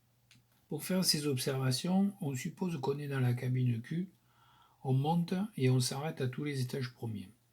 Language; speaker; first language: French; native; French